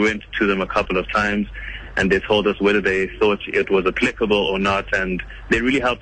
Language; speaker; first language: English; non-native, local second language; Kinyarwanda